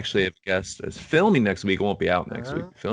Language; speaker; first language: English; native; English